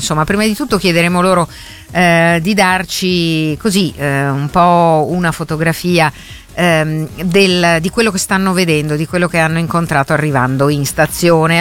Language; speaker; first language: Italian; native; Italian